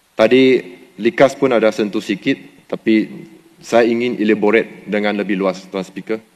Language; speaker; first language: Malay; non-native, local second language; Chinese